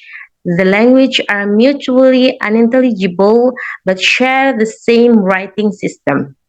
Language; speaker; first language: English; non-native, learner; Indonesian